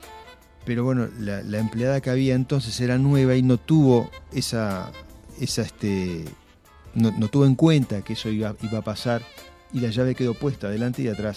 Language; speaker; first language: Spanish; native; Spanish